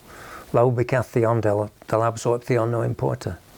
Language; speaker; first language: Spanish; non-native, fluent; English